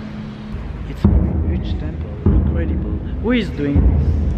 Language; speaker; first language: English; non-native, fluent; French